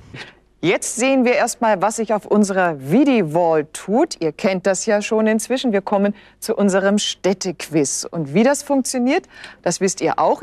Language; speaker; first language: German; native; German